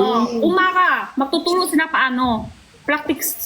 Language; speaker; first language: Filipino; non-native, learner; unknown